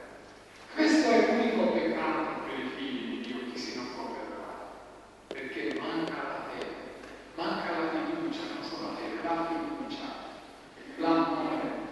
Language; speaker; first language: Italian; non-native, fluent; Croatian